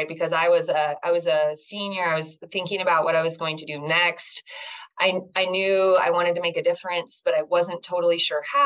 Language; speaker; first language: English; native; English